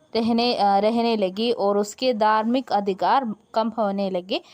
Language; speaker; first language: Hindi; non-native, local second language; Malayalam